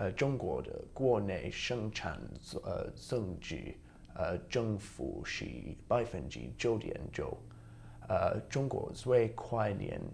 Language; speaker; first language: Chinese; non-native, learner; English